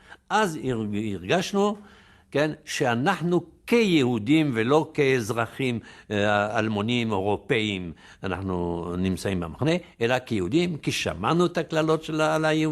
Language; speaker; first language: Hebrew; non-native, fluent; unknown